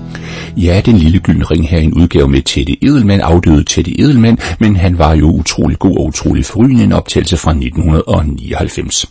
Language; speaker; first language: Danish; native; Danish